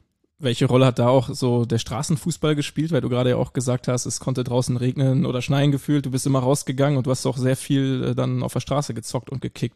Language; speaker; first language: German; native; German